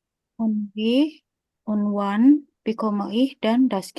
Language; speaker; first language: German; non-native, learner; Indonesian